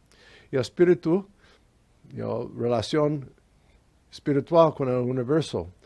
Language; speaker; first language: Spanish; non-native, fluent; English